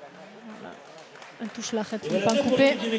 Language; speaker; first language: French; native; French